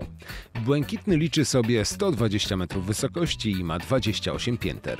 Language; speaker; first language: Polish; native; Polish